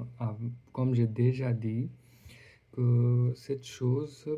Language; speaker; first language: French; non-native, learner; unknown